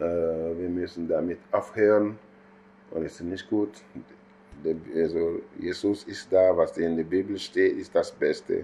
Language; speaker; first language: German; non-native, fluent; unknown